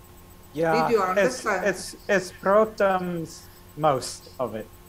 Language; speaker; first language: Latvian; non-native, learner; English